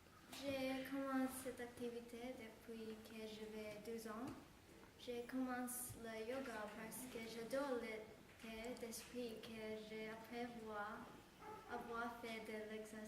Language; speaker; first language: French; non-native, learner; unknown